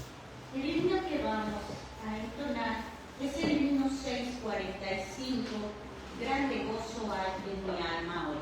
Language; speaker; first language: Spanish; native; Spanish